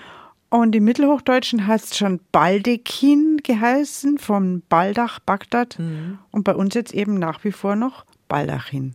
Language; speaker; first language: German; native; German